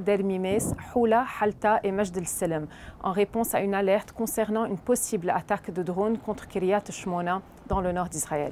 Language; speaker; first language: French; non-native, local second language; Arabic